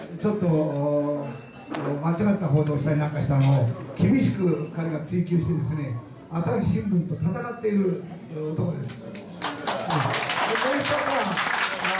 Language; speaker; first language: Japanese; native; Japanese